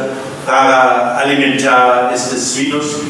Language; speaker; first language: Portuguese; non-native, fluent; German